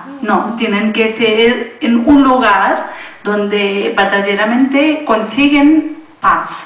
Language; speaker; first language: Spanish; non-native, learner; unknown